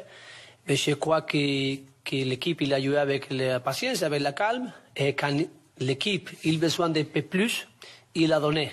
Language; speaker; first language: French; non-native, learner; Spanish